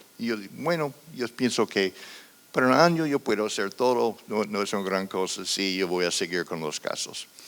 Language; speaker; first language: Spanish; non-native, fluent; English